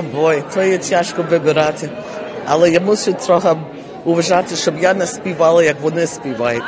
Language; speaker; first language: Ukrainian; early bilingual, heritage; Ukrainian